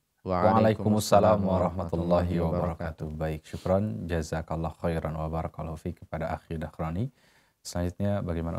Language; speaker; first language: Indonesian; native; Indonesian